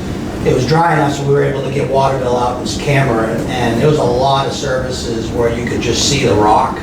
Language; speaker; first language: English; native; English